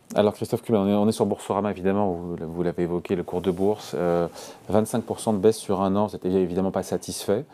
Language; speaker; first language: French; native; French